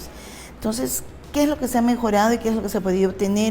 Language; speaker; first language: Spanish; native; Spanish